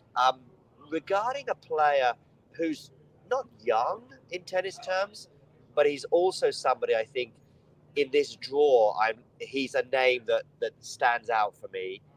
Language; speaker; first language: English; native; English